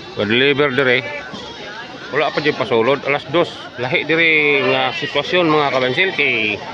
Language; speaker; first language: Cebuano; native; Cebuano